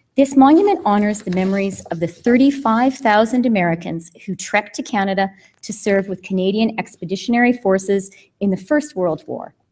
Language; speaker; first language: English; native; English